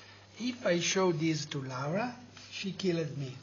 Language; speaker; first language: English; non-native, learner; Italian